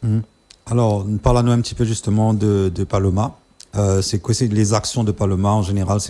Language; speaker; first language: French; non-native, local second language; Réunion Creole French